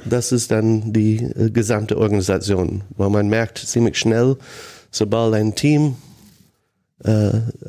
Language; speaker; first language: German; non-native, fluent; English